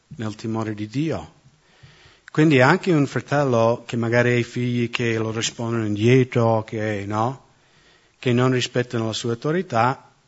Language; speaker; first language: Italian; non-native, fluent; English